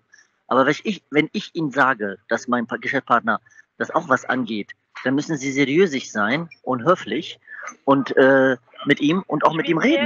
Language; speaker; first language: German; native; German